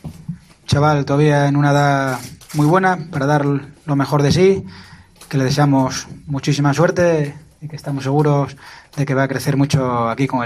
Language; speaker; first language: Spanish; native; Spanish